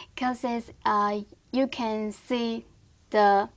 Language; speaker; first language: English; non-native, learner; Korean